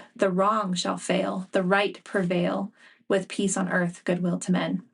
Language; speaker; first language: English; native; English